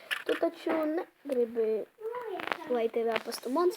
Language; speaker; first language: Latvian; non-native, local second language; Russian